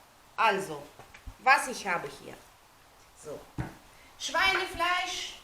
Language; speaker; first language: German; non-native, fluent; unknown